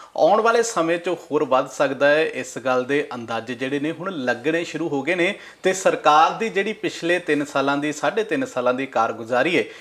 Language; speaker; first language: Punjabi; native; Punjabi